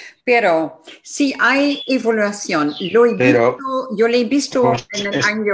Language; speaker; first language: Spanish; non-native, fluent; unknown